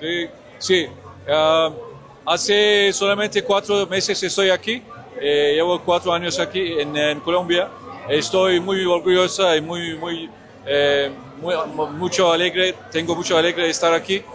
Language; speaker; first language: Spanish; non-native, learner; Turkish